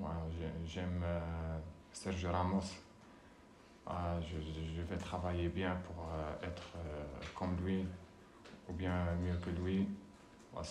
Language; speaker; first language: French; non-native, learner; Arabic